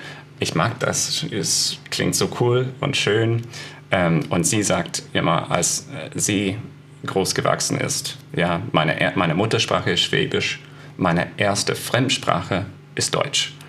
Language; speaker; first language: German; non-native, fluent; English